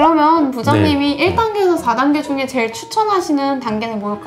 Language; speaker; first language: Korean; native; Korean